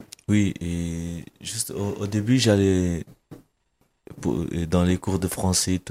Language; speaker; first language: French; non-native, fluent; Kabuverdianu